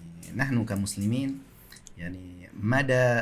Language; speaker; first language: Arabic; non-native, fluent; Indonesian